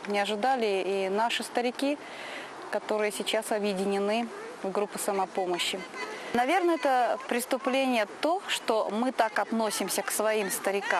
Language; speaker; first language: Russian; native; Russian